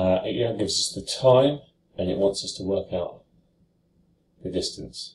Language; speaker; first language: English; native; English